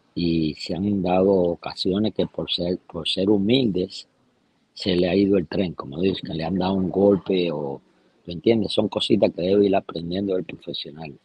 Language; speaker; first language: Spanish; native; Spanish